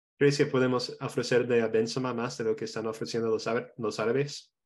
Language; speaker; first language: Spanish; non-native, fluent; English